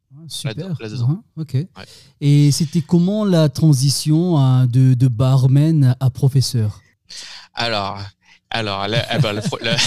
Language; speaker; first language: French; native; French